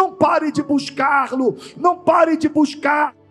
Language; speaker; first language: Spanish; non-native, learner; Portuguese